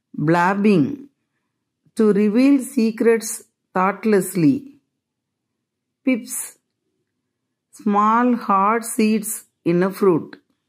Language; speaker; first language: English; non-native, local second language; Tamil